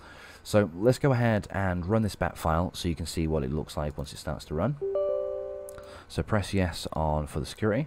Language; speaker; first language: English; native; English